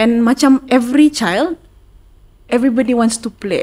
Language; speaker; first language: English; non-native, local second language; Malay